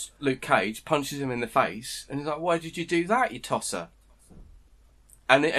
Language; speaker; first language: English; native; English